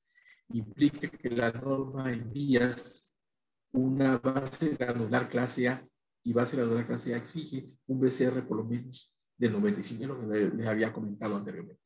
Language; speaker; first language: Spanish; native; Spanish